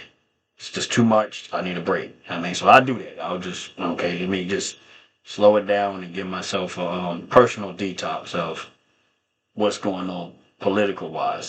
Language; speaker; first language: English; native; English